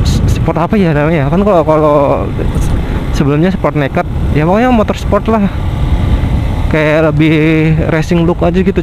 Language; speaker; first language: Indonesian; native; Indonesian